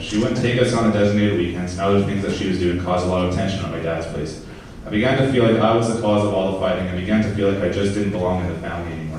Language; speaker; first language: English; native; English